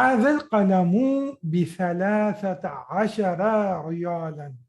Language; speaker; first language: Arabic; non-native, fluent; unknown